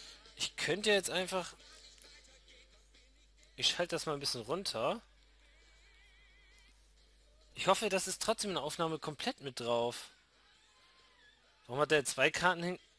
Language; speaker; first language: German; native; German